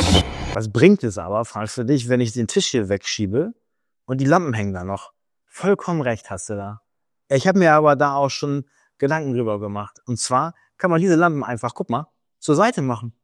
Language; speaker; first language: German; native; German